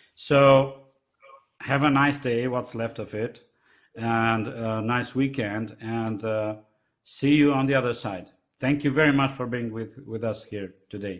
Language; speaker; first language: English; non-native, fluent; Romanian